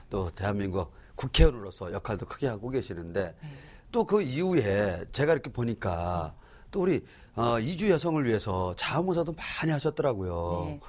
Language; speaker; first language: Korean; native; Korean